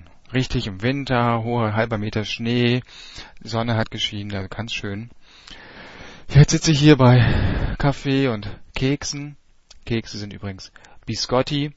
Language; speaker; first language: German; native; German